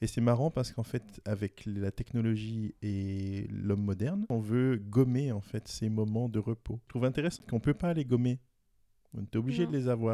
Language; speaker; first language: French; native; French